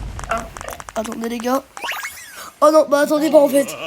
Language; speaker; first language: French; native; French